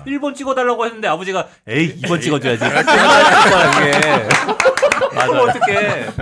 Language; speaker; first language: Korean; native; Korean